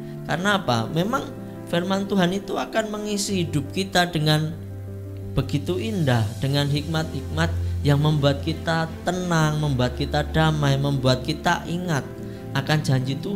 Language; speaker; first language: Indonesian; native; Indonesian